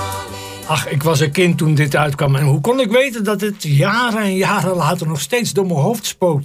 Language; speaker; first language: Dutch; native; Dutch